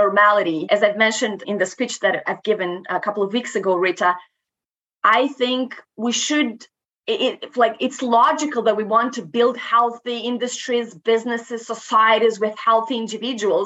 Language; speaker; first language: English; non-native, fluent; Romanian